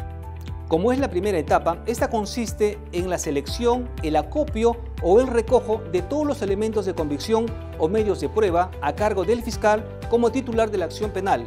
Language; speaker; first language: Spanish; native; Spanish